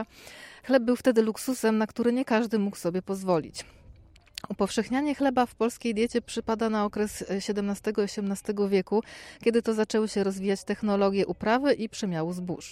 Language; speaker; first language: Polish; native; Polish